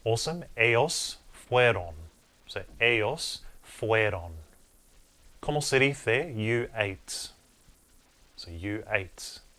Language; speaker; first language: Spanish; non-native, fluent; English